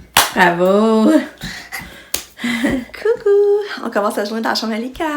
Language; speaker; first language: French; native; French